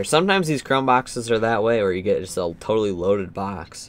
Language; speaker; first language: English; native; English